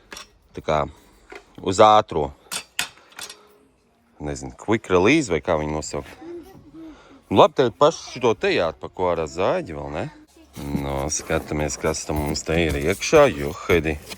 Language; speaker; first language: Latvian; native; Latvian